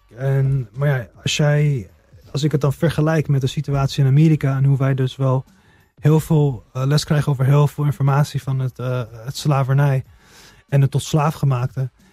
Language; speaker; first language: Dutch; early bilingual, heritage; Dutch